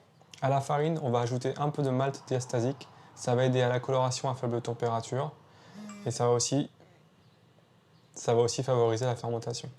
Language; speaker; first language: French; native; French